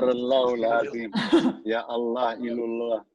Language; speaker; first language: Indonesian; non-native, learner; Hebrew